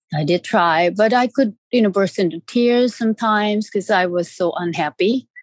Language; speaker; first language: English; non-native, fluent; Japanese